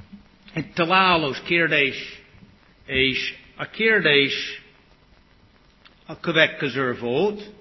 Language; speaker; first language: Hungarian; early bilingual, heritage; English